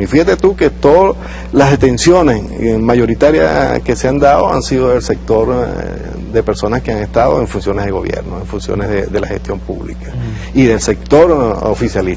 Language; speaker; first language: Spanish; native; Spanish